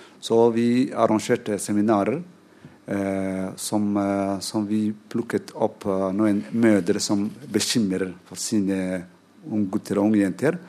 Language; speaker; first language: Norwegian; non-native, fluent; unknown